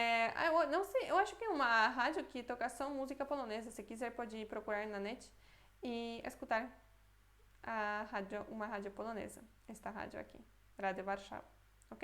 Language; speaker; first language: Portuguese; non-native, fluent; Polish